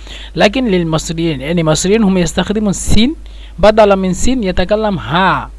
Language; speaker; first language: Arabic; non-native, fluent; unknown